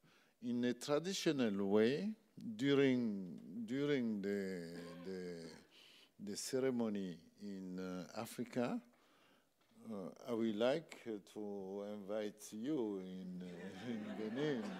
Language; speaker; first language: English; non-native, learner; French